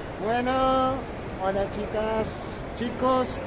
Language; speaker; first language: Spanish; native; Spanish